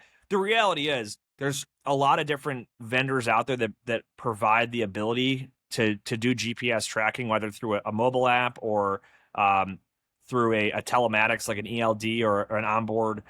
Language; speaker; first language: English; native; English